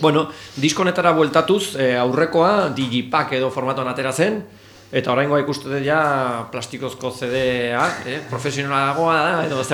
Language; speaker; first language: Basque; native; Basque